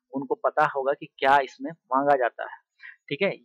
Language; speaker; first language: Hindi; native; Hindi